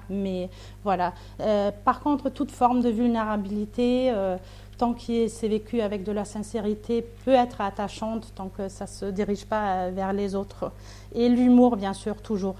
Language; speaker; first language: French; non-native, fluent; German